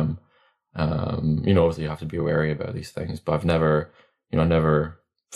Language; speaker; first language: English; non-native, fluent; Latvian